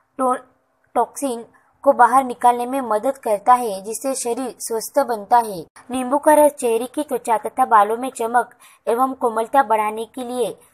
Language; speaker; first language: Hindi; non-native, local second language; Marathi